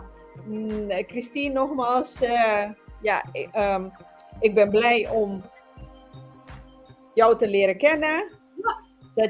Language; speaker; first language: Dutch; non-native, local second language; Papiamento